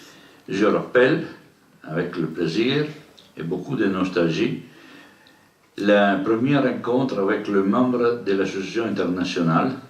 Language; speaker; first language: French; non-native, learner; Italian